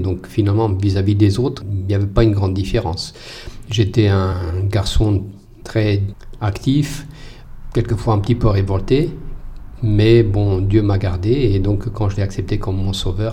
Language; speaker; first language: French; non-native, fluent; Portuguese